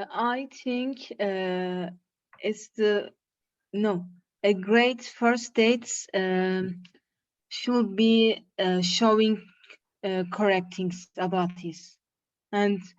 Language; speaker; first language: English; non-native, learner; Turkish